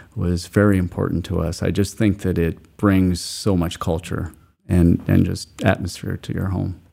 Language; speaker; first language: English; native; English